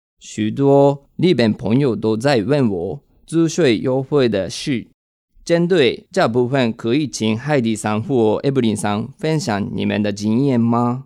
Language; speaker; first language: Chinese; non-native, fluent; Japanese